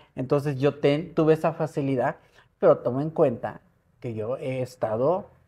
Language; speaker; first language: Spanish; native; Spanish